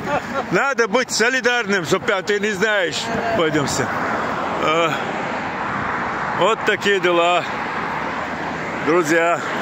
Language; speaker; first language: Russian; non-native, local second language; Chechen